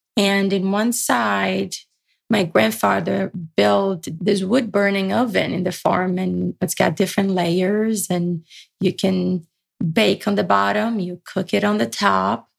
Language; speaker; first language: English; early bilingual, other home language; Portuguese